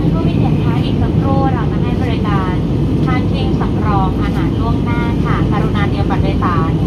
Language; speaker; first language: Thai; native; Thai